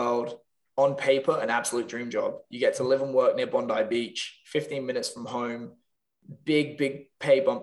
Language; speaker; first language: English; native; English